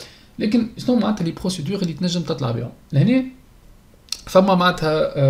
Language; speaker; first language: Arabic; native; Arabic